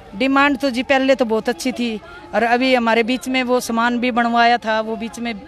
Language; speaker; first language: Hindi; native; Hindi